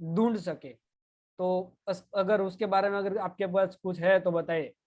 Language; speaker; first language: Hindi; non-native, local second language; Gujarati